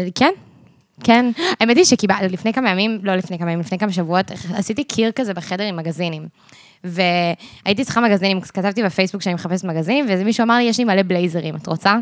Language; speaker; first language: Hebrew; early bilingual, other home language; English